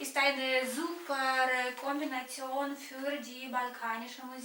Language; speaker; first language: German; non-native, fluent; Romanian